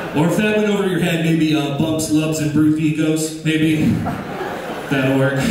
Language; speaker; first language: English; native; English